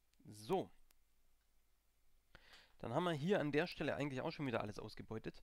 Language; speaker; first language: German; native; German